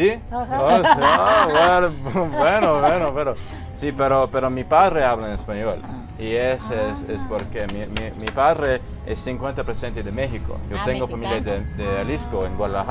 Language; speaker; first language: Spanish; non-native, learner; English